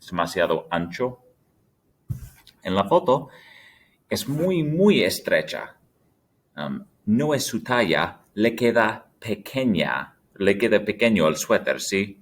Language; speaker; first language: Spanish; non-native, fluent; English